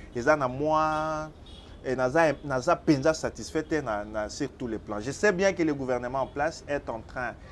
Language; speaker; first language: French; non-native, local second language; Lingala